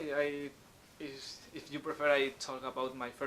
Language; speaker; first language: English; non-native, learner; Spanish